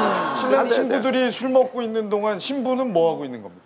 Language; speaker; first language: Korean; native; Korean